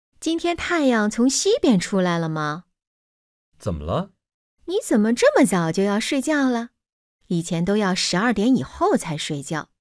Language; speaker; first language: Chinese; non-native, fluent; Vietnamese